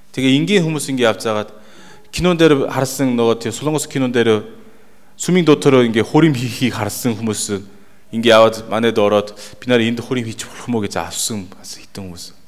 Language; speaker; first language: Mongolian; native; Mongolian